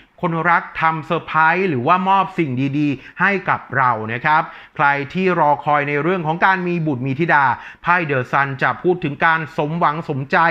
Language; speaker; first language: Thai; native; Thai